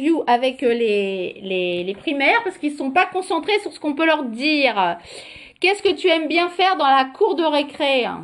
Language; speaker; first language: French; native; French